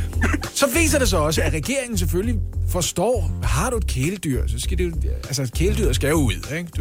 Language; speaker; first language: Danish; native; Danish